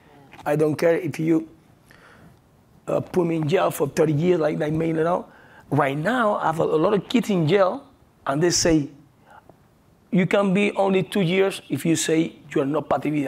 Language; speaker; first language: English; non-native, learner; Spanish